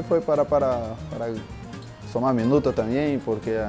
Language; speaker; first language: Spanish; non-native, learner; Portuguese